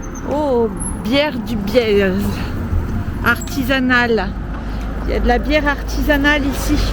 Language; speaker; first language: French; native; French